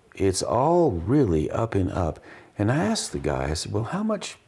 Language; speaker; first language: English; native; English